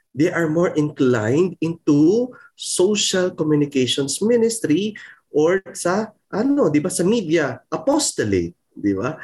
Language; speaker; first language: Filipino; non-native, local second language; Pampanga